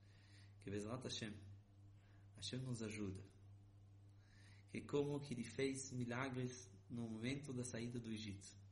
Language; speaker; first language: Portuguese; non-native, fluent; Hebrew